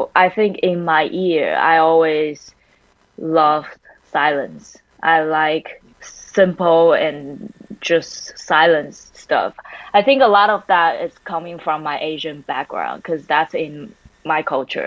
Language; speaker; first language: English; non-native, fluent; Chinese